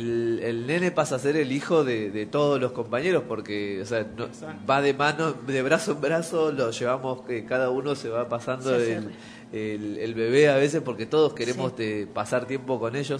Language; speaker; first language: Spanish; native; Spanish